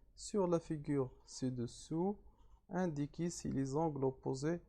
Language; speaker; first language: French; non-native, local second language; Arabic